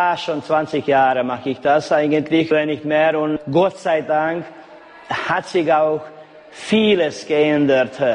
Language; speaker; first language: German; non-native, local second language; Hungarian